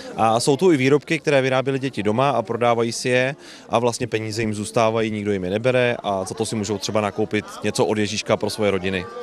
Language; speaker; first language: Czech; native; Czech